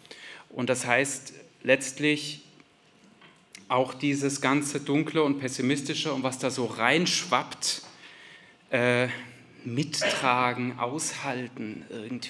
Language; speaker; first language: German; native; German